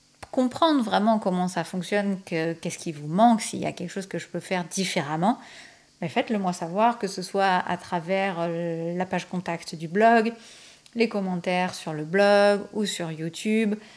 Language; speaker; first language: French; native; French